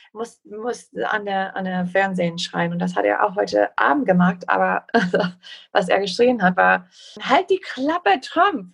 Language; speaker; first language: German; non-native, fluent; English